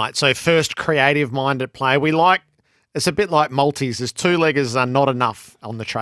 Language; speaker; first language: English; native; English